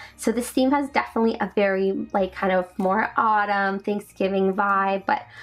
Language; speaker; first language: English; native; English